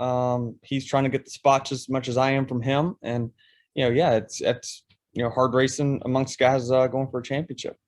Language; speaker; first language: English; native; English